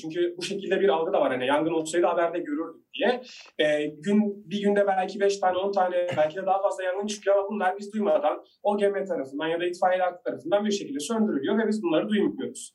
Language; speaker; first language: Turkish; native; Turkish